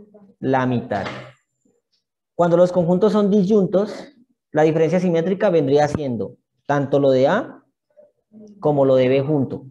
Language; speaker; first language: Spanish; native; Spanish